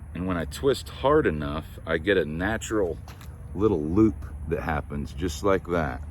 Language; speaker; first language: English; native; English